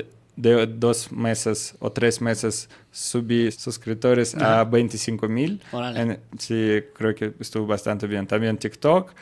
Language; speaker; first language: Spanish; non-native, learner; Russian